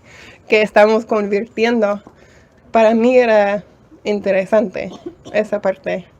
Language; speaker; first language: Spanish; non-native, fluent; English